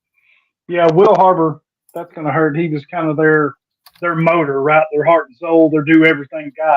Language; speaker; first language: English; native; English